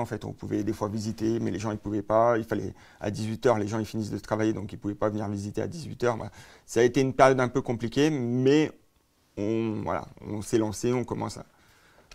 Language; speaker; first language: French; native; French